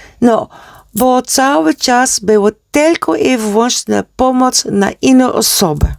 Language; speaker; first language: Polish; non-native, learner; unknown